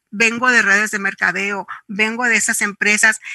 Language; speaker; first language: Spanish; native; Spanish